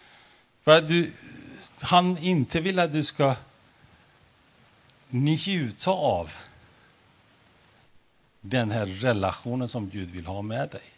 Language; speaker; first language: Swedish; non-native, fluent; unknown